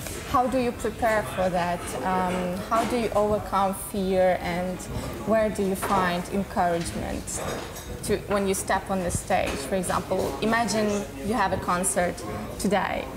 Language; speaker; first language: English; non-native, fluent; Ukrainian